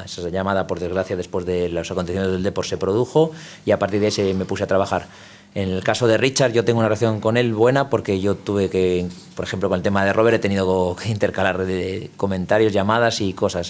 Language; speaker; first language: Spanish; native; Spanish